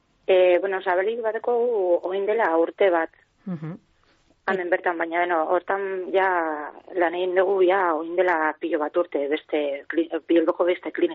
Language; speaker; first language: Basque; native; Basque